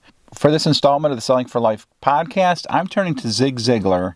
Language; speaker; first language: English; native; English